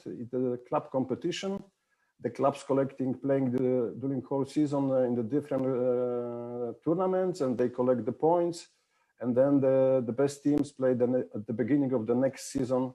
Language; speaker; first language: English; non-native, fluent; Polish